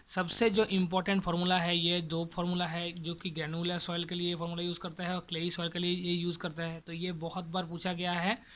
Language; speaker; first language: Hindi; non-native, local second language; Bangla